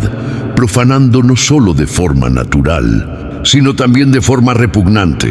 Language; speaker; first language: Spanish; native; Spanish